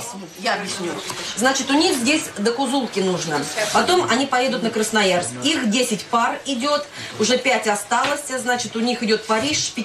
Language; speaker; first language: Russian; native; Russian